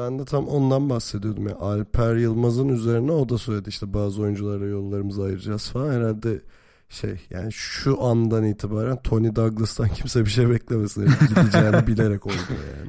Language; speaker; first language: Turkish; native; Turkish